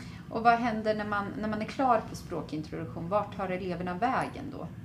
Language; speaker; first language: Swedish; native; Swedish